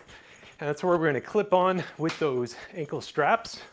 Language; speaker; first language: English; native; English